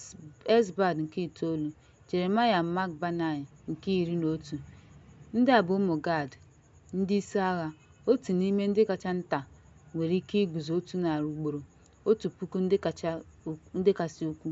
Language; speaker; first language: Igbo; native; Igbo